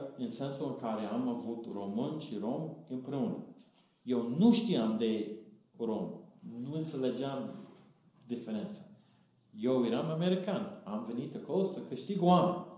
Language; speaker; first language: Romanian; non-native, fluent; English